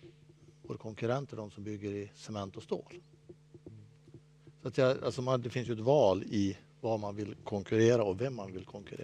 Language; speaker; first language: Swedish; native; Swedish